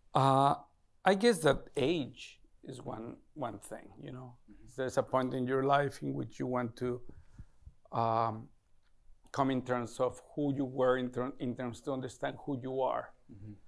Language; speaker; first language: English; non-native, fluent; Spanish